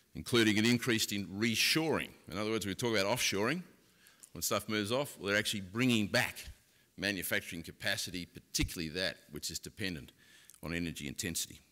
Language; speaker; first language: English; native; English